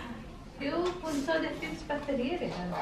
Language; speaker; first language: Swedish; non-native, learner; Indonesian